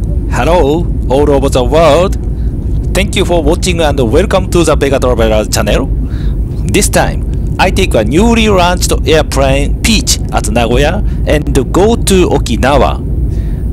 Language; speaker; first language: English; non-native, learner; Japanese